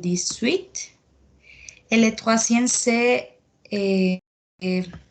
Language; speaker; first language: French; non-native, learner; Spanish